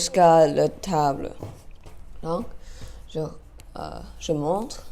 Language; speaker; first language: French; non-native, learner; English